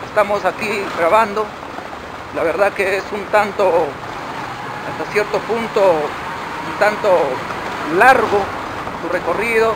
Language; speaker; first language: Spanish; native; Spanish